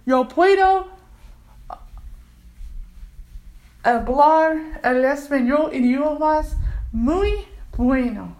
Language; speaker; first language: Spanish; non-native, learner; English